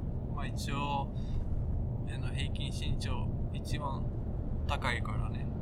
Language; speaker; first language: Japanese; non-native, fluent; Dutch